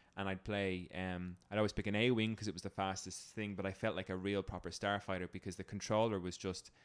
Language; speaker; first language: English; native; English